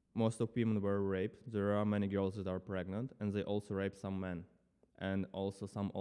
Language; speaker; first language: English; non-native, fluent; Ukrainian